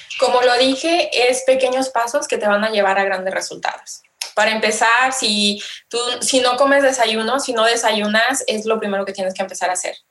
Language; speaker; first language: Spanish; native; Spanish